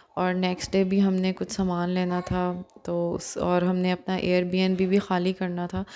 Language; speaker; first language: Urdu; non-native, local second language; Punjabi